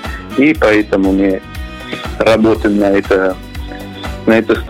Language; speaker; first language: Russian; non-native, learner; Italian